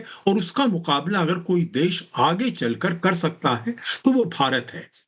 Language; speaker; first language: Hindi; native; Hindi